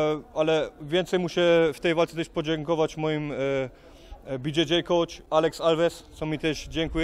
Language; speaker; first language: Polish; early bilingual, heritage; Polish